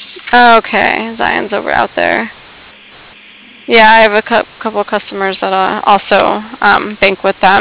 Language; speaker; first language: English; native; English